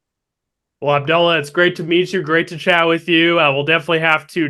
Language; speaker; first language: English; native; English